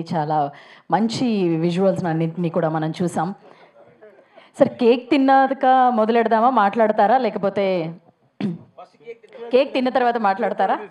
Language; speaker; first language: Telugu; native; Telugu